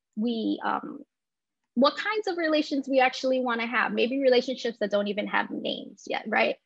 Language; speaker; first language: English; native; English